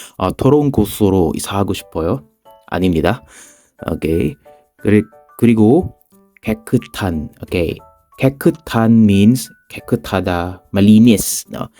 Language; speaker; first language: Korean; non-native, fluent; Filipino